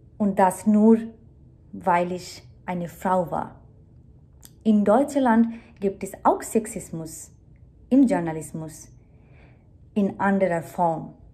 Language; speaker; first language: German; non-native, fluent; Bangla